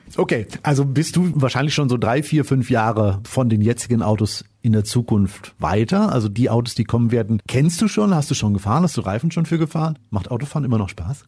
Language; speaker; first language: German; native; German